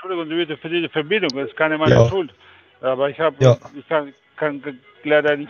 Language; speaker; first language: German; non-native, fluent; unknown